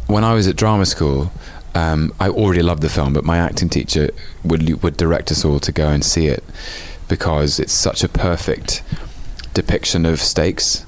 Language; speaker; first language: English; native; English